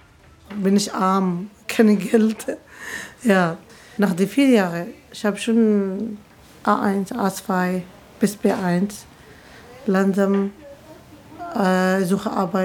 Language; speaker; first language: German; non-native, learner; Arabic